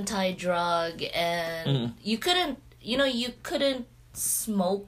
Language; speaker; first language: English; non-native, local second language; Cebuano